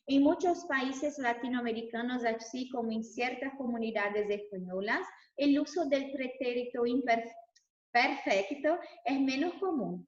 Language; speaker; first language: Spanish; non-native, fluent; Portuguese